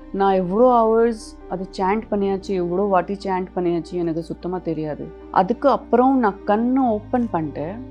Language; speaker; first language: Tamil; non-native, local second language; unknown